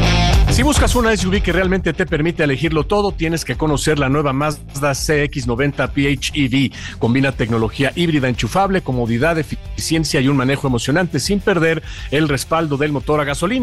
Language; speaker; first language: Spanish; native; Spanish